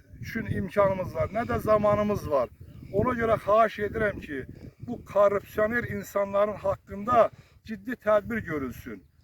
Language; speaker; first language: Azerbaijani; native; Azerbaijani